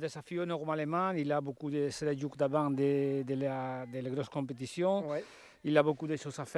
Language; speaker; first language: French; non-native, learner; Spanish